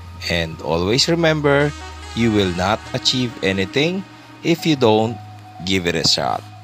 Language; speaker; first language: English; non-native, local second language; Filipino